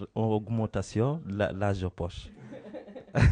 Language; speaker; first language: French; non-native, learner; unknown